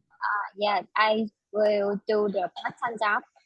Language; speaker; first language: English; non-native, learner; Vietnamese